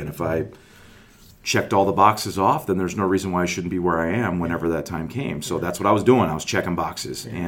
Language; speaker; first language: English; native; English